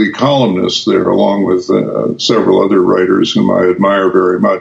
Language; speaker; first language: English; native; English